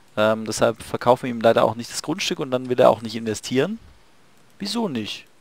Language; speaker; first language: German; native; German